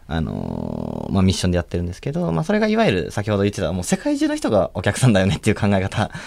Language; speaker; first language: Japanese; native; Japanese